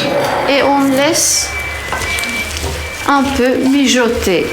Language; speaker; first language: French; non-native, fluent; Turkish